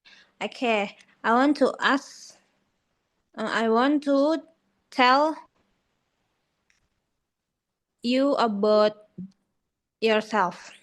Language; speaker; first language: English; non-native, learner; Indonesian